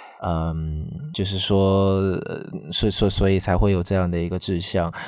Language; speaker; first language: Chinese; non-native, fluent; Vietnamese